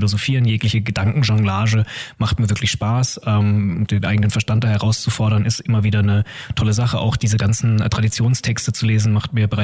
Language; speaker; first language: German; native; German